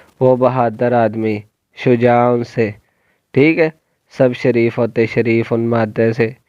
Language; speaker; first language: Urdu; non-native, local second language; Punjabi